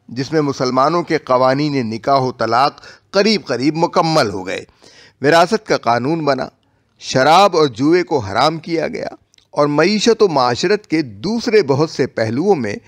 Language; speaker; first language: Urdu; native; Urdu